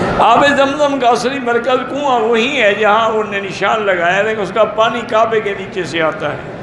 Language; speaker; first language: Urdu; early bilingual, heritage; Urdu